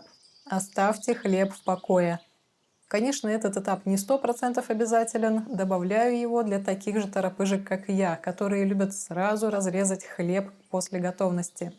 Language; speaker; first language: Russian; native; Russian